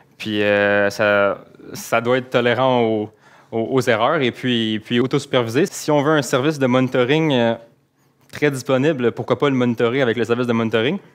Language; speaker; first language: French; native; French